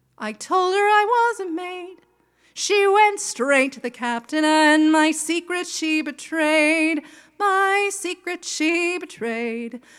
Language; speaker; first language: English; native; English